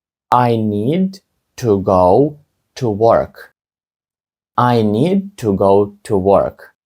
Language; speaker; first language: English; non-native, fluent; Ukrainian